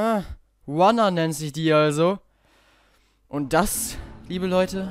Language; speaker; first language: German; native; German